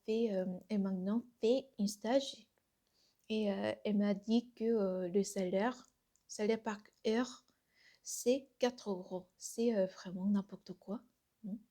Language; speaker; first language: French; non-native, learner; Korean